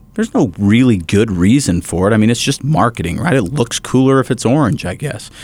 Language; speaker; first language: English; native; English